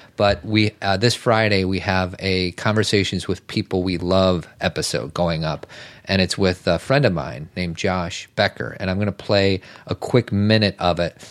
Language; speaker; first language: English; native; English